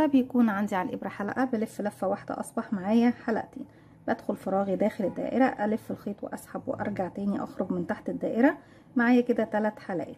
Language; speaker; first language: Arabic; native; Arabic